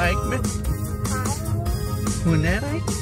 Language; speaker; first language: Danish; native; Danish